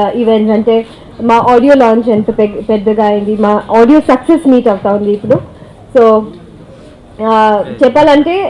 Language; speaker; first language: Telugu; non-native, fluent; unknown